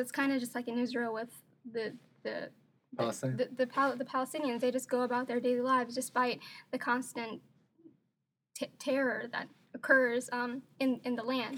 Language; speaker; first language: English; non-native, local second language; Somali